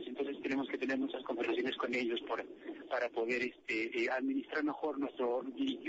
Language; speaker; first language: Spanish; native; Spanish